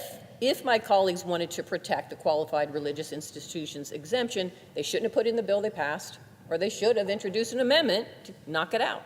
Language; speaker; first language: English; native; English